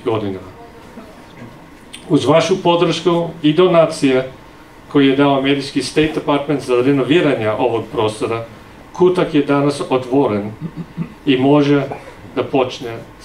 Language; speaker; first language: Serbian; non-native, fluent; English